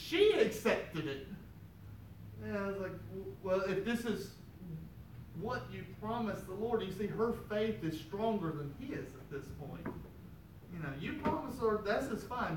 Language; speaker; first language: English; native; English